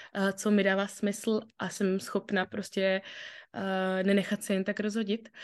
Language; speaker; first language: Czech; native; Czech